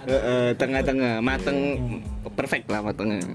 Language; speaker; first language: Indonesian; non-native, local second language; Javanese